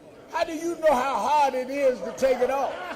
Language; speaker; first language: English; native; English